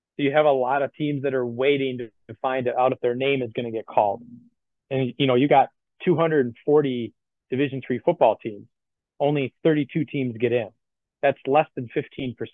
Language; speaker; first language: English; native; English